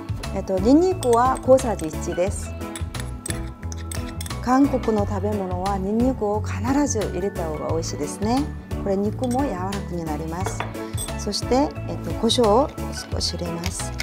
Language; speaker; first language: Japanese; non-native, fluent; Korean